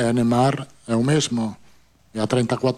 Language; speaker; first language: Portuguese; non-native, fluent; Italian